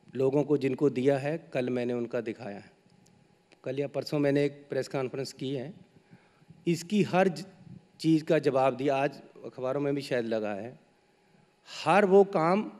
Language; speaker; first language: Hindi; native; Hindi